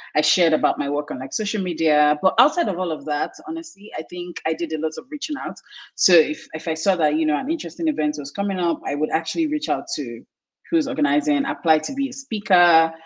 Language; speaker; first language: English; non-native, local second language; Yoruba